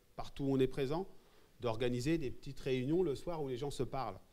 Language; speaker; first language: French; native; French